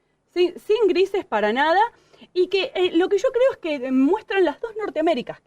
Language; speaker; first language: Spanish; native; Spanish